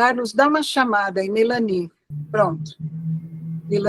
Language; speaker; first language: Portuguese; native; Portuguese